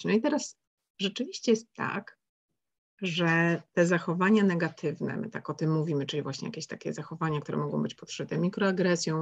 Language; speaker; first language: Polish; native; Polish